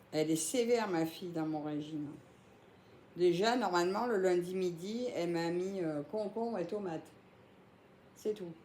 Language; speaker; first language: French; native; French